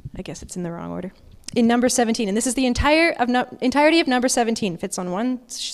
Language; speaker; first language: English; native; English